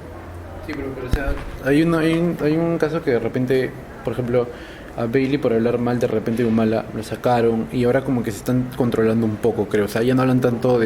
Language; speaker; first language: Spanish; native; Spanish